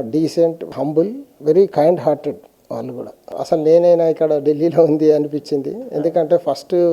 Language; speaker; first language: Telugu; native; Telugu